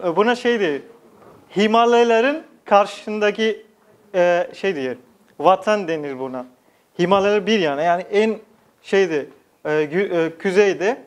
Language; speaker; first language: Turkish; non-native, fluent; Nepali